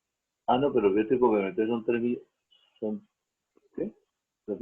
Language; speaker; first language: Spanish; native; Spanish